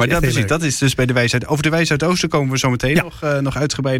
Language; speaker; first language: Dutch; native; Dutch